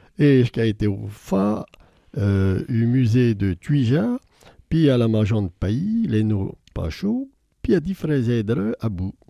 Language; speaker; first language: French; native; French